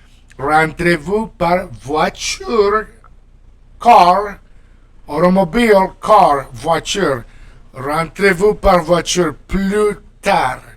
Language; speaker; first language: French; non-native, fluent; Spanish